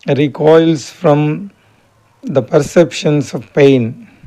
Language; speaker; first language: English; non-native, local second language; Telugu